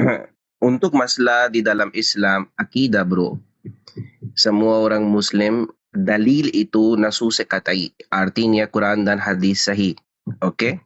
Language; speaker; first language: Indonesian; non-native, learner; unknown